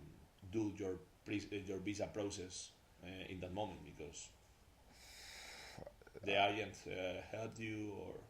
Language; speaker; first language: English; non-native, learner; Spanish